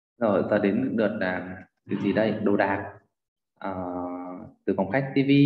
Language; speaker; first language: Vietnamese; native; Vietnamese